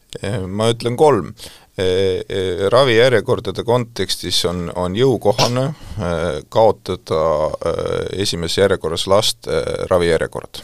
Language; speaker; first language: Estonian; non-native, local second language; Russian